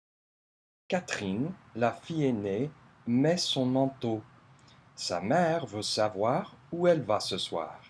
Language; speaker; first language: French; non-native, fluent; English